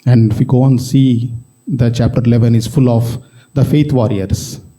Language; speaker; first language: English; non-native, local second language; Telugu